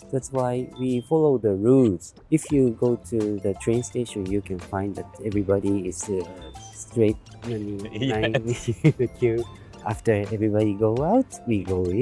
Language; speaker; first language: English; non-native, learner; Japanese